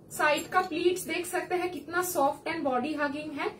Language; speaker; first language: Hindi; non-native, local second language; Bangla